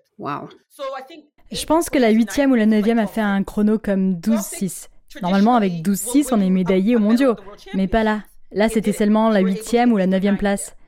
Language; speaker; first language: French; non-native, local second language; English